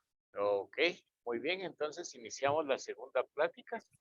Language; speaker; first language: Spanish; native; Spanish